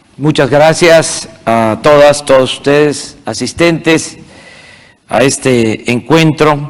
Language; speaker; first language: Spanish; native; Spanish